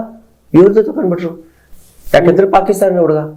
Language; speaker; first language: Kannada; non-native, local second language; Telugu